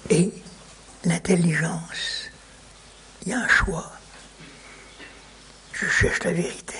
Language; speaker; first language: French; native; French